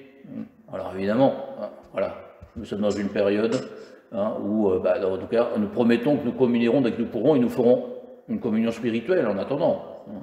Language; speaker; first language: French; native; French